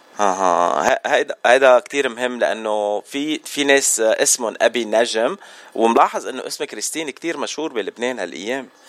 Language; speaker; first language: Arabic; native; Arabic